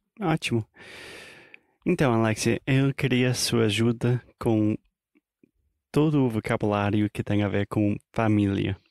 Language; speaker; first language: Portuguese; non-native, fluent; English